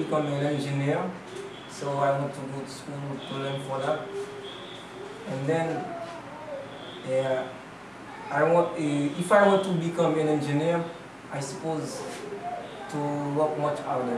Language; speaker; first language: English; non-native, learner; Haitian Creole